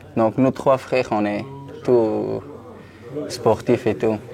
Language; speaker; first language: French; non-native, learner; Persian